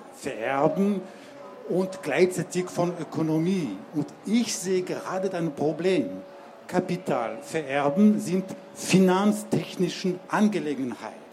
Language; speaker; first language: German; non-native, fluent; French